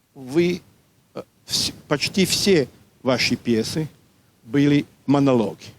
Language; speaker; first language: Russian; non-native, learner; Serbian